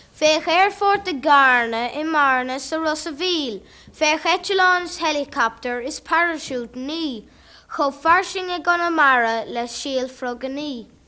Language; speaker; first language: Irish; native; Irish